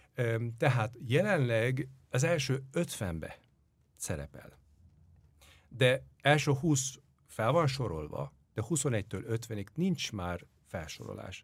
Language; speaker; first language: Hungarian; non-native, fluent; Turkish